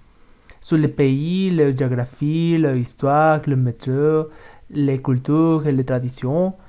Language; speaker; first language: French; non-native, learner; Spanish